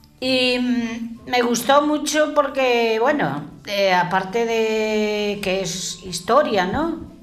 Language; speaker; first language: Spanish; native; Spanish